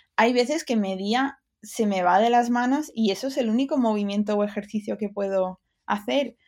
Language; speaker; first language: Spanish; early bilingual, other home language; English